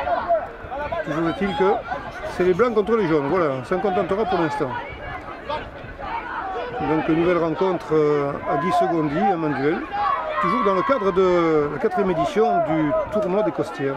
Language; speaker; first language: French; native; French